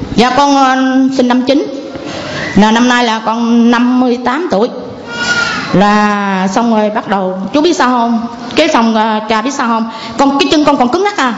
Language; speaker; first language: Vietnamese; non-native, local second language; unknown